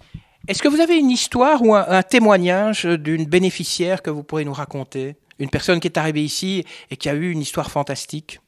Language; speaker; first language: French; native; French